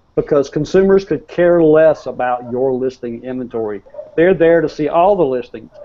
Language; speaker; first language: English; native; English